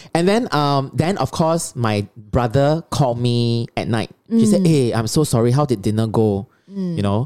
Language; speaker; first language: English; non-native, local second language; Chinese